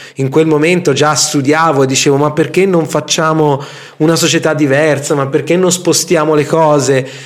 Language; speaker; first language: Italian; native; Italian